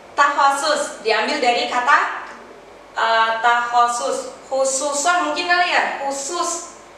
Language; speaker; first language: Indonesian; native; Indonesian